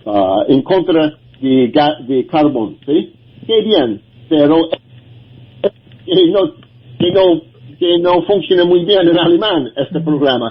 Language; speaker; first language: Spanish; non-native, learner; English